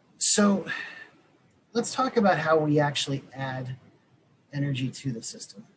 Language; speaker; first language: English; native; English